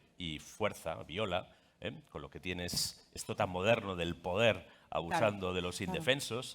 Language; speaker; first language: Spanish; native; Spanish